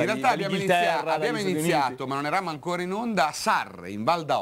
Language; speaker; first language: Italian; native; Italian